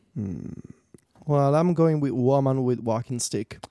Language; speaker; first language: English; non-native, fluent; Italian